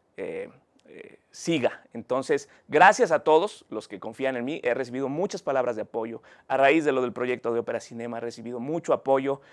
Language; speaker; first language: Spanish; native; Spanish